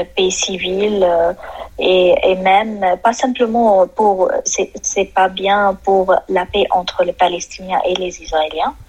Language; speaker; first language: French; non-native, fluent; Arabic